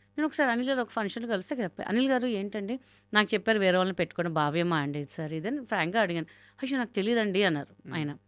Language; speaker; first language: Telugu; non-native, local second language; Hindi